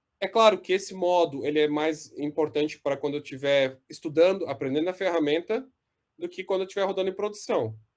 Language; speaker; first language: Portuguese; native; Portuguese